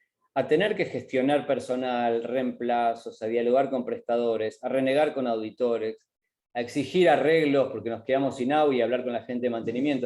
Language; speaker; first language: Spanish; native; Spanish